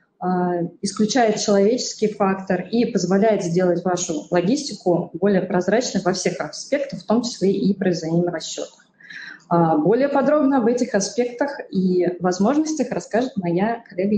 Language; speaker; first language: Russian; native; Russian